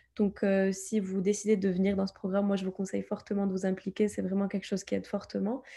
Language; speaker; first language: French; non-native, local second language; Arabic